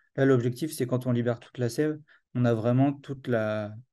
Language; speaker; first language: French; native; French